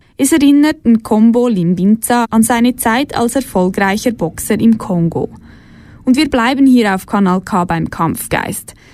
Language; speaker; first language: German; native; German